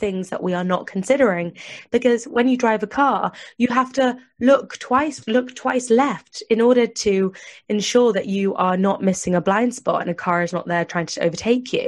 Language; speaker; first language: English; native; English